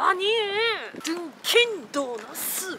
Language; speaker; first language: Korean; non-native, learner; Japanese